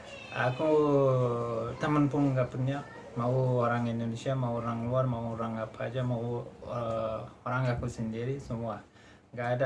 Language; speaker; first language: Indonesian; non-native, fluent; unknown